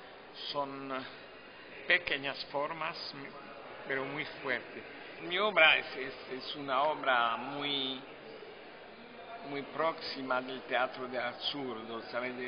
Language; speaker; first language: Spanish; non-native, fluent; French